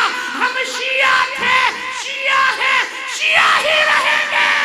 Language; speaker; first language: Urdu; native; Urdu